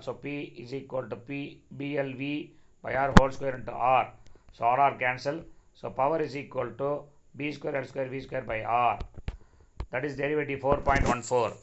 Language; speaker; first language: English; non-native, local second language; Tamil